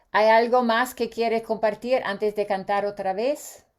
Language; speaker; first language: Spanish; non-native, learner; English